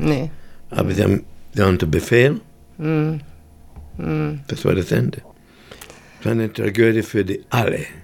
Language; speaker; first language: German; early bilingual, heritage; German